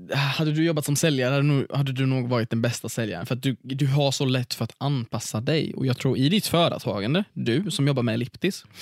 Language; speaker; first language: Swedish; early bilingual, other home language; Arabic